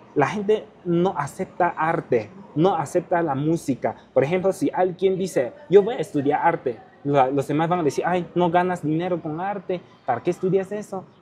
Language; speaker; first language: Spanish; non-native, fluent; Chinese